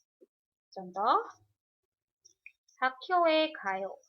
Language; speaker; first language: Korean; non-native, fluent; Indonesian